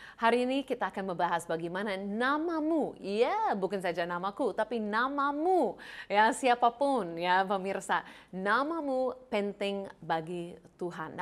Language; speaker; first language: Indonesian; non-native, fluent; English